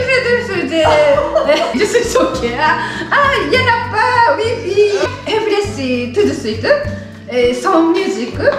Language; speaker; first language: French; non-native, learner; Japanese